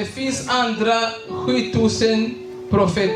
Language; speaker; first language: Swedish; non-native, learner; Swahili